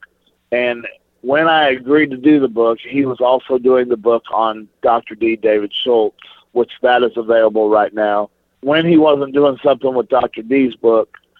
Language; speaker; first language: English; native; English